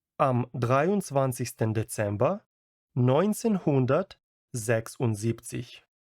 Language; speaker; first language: German; non-native, fluent; Ukrainian